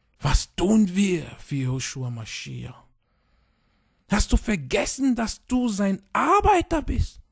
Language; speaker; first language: German; non-native, fluent; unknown